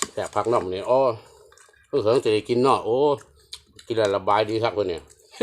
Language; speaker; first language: Thai; native; Thai